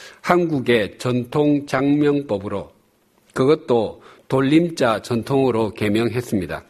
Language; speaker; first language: Korean; native; Korean